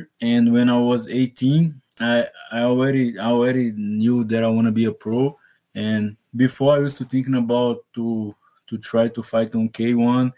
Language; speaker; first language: English; non-native, learner; Portuguese